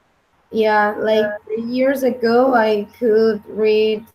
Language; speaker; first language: English; non-native, learner; Spanish